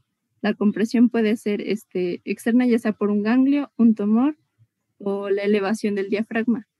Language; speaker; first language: Spanish; native; Spanish